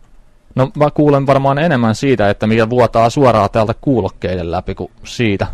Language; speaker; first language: Finnish; native; Finnish